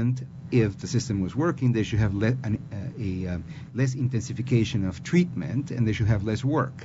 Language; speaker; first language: English; non-native, fluent; Spanish